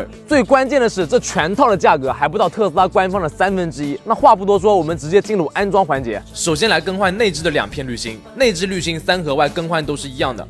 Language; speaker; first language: Chinese; native; Chinese